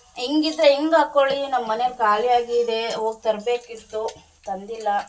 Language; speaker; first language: Kannada; non-native, local second language; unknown